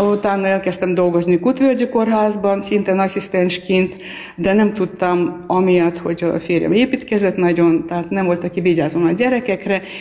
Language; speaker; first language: Hungarian; non-native, fluent; Armenian